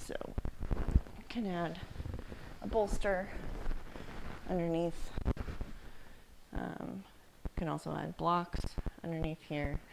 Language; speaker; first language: English; native; English